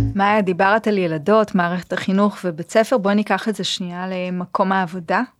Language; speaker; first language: Hebrew; native; Hebrew